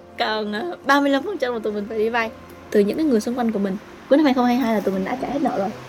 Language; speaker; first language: Vietnamese; native; Vietnamese